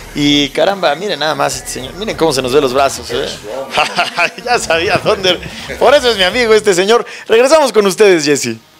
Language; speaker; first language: Spanish; native; Spanish